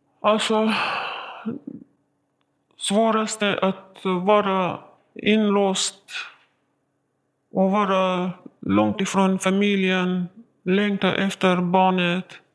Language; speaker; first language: Swedish; non-native, learner; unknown